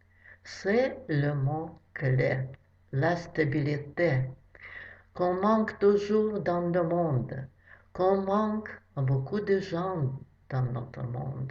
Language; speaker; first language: French; non-native, fluent; Russian